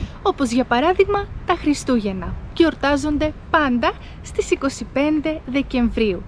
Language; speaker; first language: Greek; native; Greek